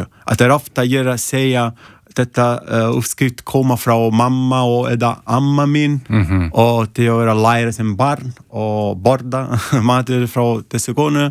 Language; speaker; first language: Icelandic; non-native, learner; Italian